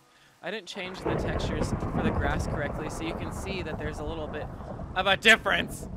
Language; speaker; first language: English; native; English